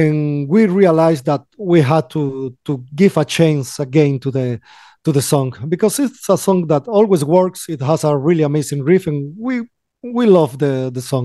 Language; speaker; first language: English; non-native, fluent; Spanish